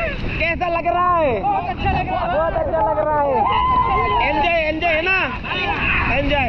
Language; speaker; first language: Hindi; non-native, local second language; Bangla